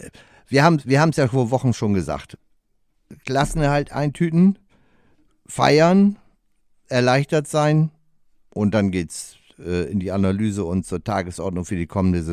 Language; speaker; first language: German; native; German